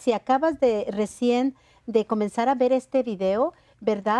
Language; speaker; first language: Spanish; native; Spanish